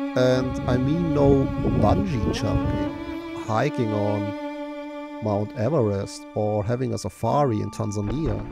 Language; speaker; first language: English; non-native, fluent; German